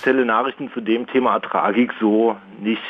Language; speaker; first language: German; native; German